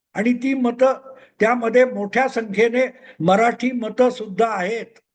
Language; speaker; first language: Marathi; native; Marathi